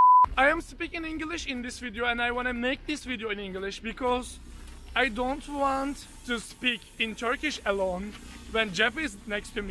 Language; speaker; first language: English; non-native, fluent; Turkish